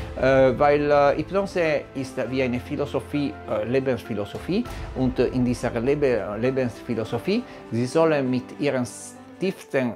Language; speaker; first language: German; non-native, learner; Italian